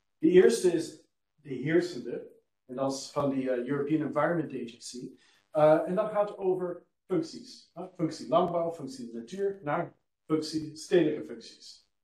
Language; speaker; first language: Dutch; non-native, fluent; English